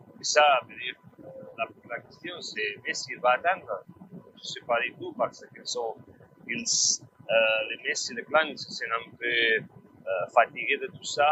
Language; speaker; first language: French; non-native, learner; Spanish